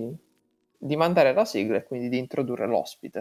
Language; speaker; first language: Italian; native; Italian